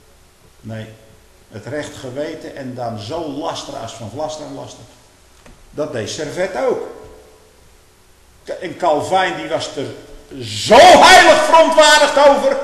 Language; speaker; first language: Dutch; native; Dutch